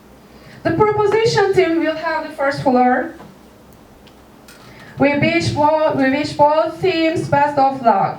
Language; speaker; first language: English; non-native, fluent; Turkish